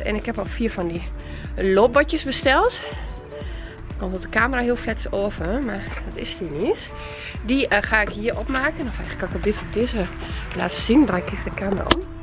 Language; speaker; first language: Dutch; native; Dutch